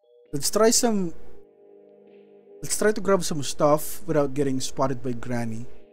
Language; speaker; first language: English; non-native, local second language; Filipino